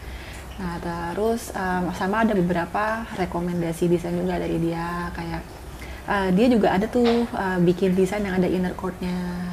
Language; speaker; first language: Indonesian; native; Indonesian